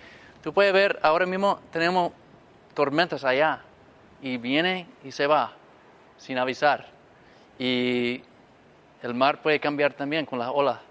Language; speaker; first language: Spanish; non-native, fluent; English